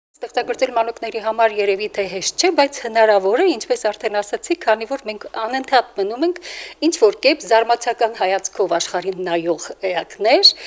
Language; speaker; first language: Armenian; native; Armenian